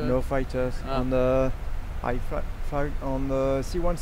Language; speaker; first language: English; non-native, learner; French